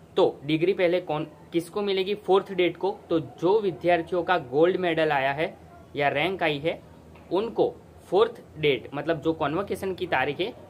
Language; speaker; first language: Hindi; non-native, local second language; Gujarati